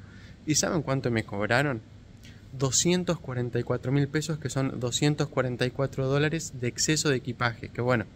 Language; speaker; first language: Spanish; native; Spanish